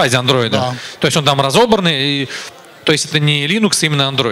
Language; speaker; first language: Russian; native; Russian